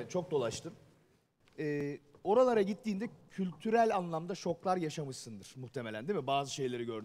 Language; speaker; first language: Turkish; native; Turkish